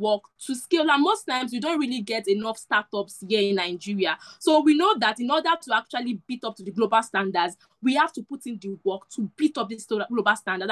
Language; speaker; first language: English; non-native, local second language; Igbo